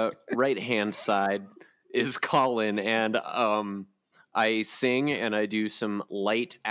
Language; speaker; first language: English; native; English